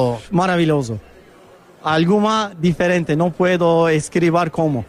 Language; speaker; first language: Spanish; non-native, learner; Turkish